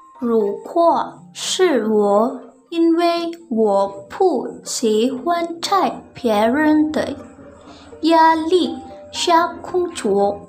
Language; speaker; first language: Chinese; non-native, learner; Indonesian